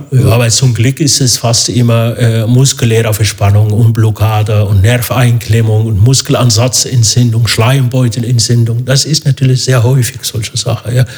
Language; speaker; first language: German; non-native, fluent; Arabic